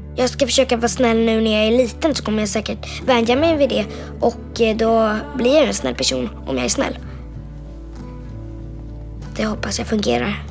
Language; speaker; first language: Swedish; native; Swedish